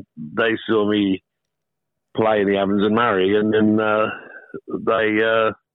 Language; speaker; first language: English; native; English